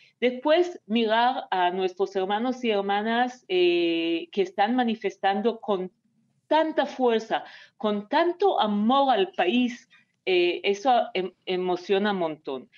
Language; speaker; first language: Spanish; non-native, fluent; Hebrew